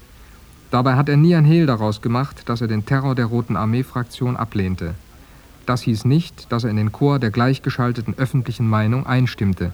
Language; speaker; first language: German; native; German